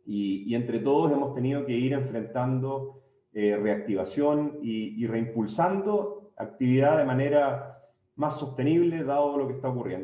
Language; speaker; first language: Spanish; native; Spanish